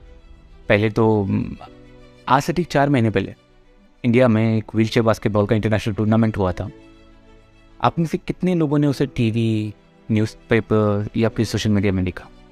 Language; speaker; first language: Hindi; native; Hindi